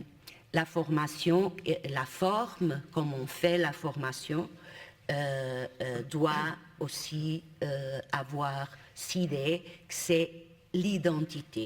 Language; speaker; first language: French; non-native, fluent; Portuguese